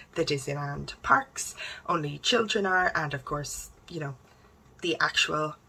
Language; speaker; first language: English; native; English